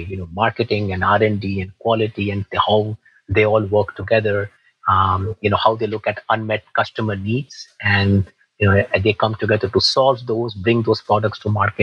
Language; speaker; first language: English; non-native, local second language; Hindi